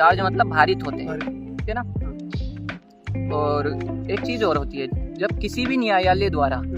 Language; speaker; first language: Hindi; native; Hindi